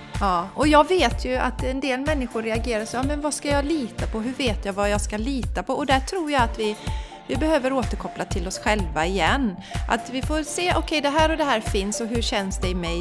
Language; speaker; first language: Swedish; native; Swedish